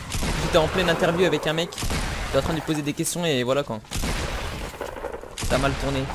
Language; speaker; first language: French; native; French